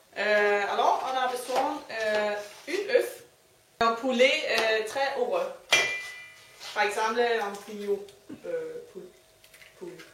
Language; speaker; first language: French; non-native, learner; Danish